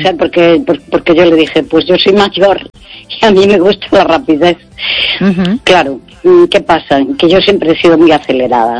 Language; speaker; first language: Spanish; native; Spanish